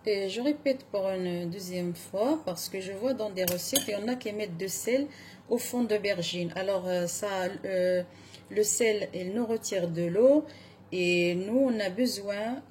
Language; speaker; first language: French; non-native, local second language; Arabic